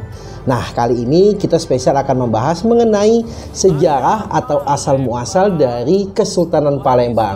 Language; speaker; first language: Indonesian; native; Indonesian